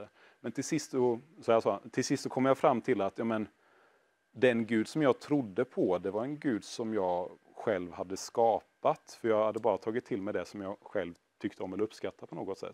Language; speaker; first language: Swedish; native; Swedish